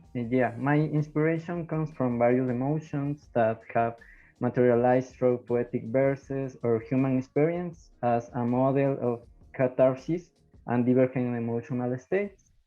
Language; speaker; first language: English; non-native, learner; Spanish